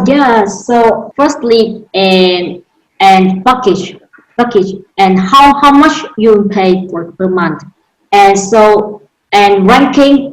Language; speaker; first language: English; non-native, learner; Vietnamese